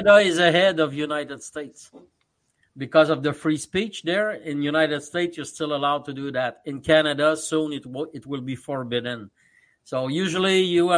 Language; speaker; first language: English; native; English